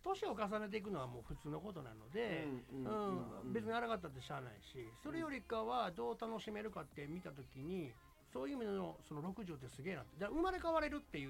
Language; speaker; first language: Japanese; native; Japanese